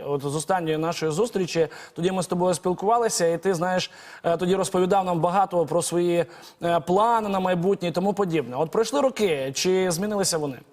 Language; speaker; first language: Ukrainian; native; Ukrainian